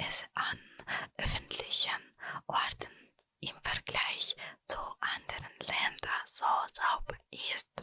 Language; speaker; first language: German; non-native, fluent; Russian